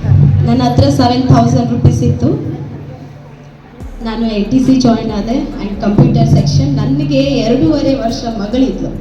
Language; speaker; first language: Kannada; non-native, local second language; Hindi